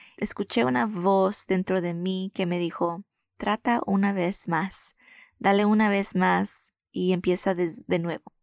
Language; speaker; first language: Spanish; early bilingual, heritage; Spanish